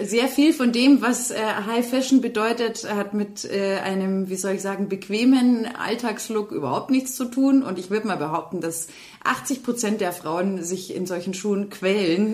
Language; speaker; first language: German; native; German